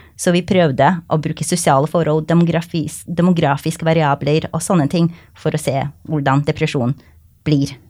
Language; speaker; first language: Norwegian; non-native, fluent; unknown